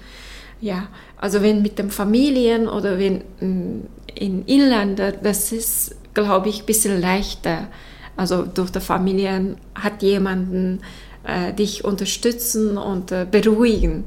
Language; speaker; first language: German; non-native, learner; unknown